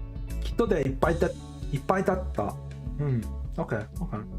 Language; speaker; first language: Japanese; non-native, learner; English